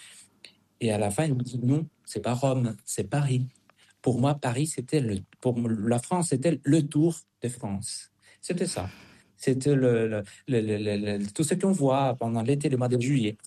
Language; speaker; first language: French; non-native, fluent; Spanish